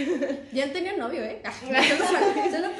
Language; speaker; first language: Spanish; native; Spanish